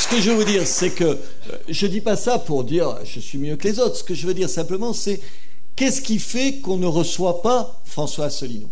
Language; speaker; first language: French; native; French